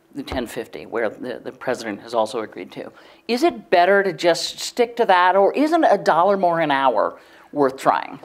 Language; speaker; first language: English; native; English